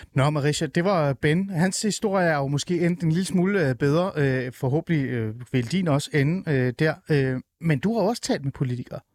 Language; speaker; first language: Danish; early bilingual, other home language; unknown